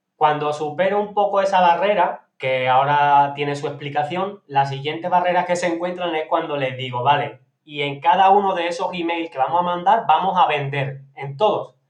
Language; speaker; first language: Spanish; native; Spanish